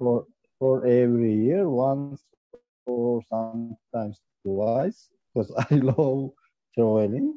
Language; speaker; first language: English; non-native, learner; Turkish